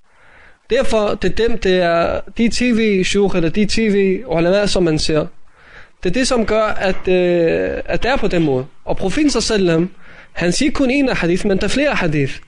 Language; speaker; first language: Danish; native; Danish